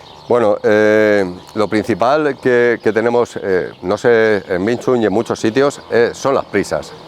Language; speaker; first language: Spanish; native; Spanish